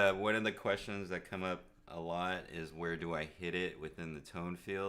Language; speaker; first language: English; native; English